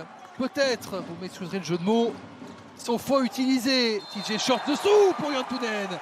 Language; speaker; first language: French; native; French